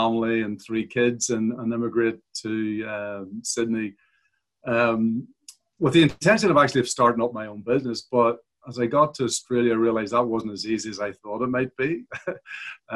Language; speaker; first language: English; native; English